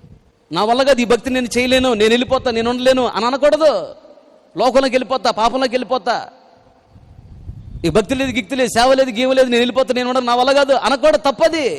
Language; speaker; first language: Telugu; native; Telugu